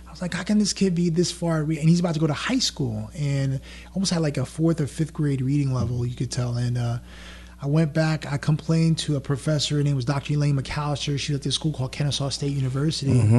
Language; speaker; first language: English; early bilingual, other home language; French